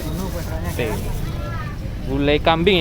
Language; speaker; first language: Indonesian; native; Indonesian